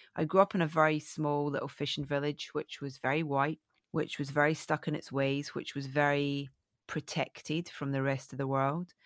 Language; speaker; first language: English; native; English